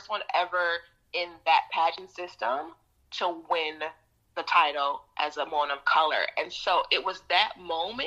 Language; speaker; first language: English; native; English